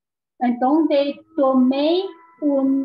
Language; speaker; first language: Spanish; non-native, learner; Chinese